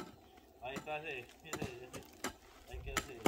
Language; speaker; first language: Spanish; native; Spanish